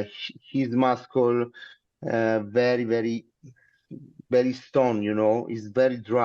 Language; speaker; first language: English; non-native, learner; Italian